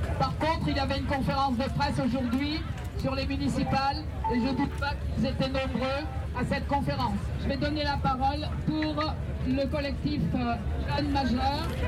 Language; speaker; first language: French; native; French